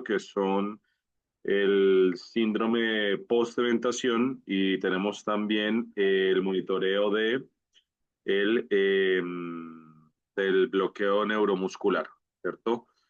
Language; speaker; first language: Spanish; native; Spanish